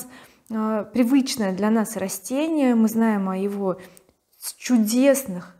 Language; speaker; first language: Russian; native; Russian